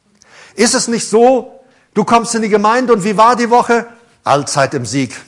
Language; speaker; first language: German; native; German